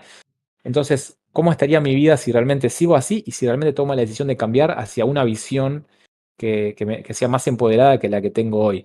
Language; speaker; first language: Spanish; native; Spanish